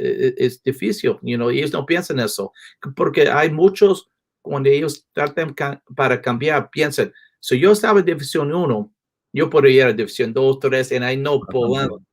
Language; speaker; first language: Spanish; non-native, learner; English